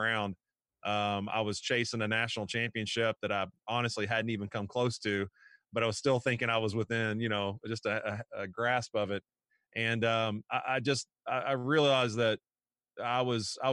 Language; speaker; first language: English; native; English